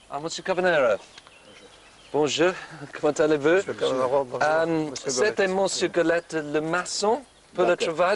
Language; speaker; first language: French; non-native, learner; English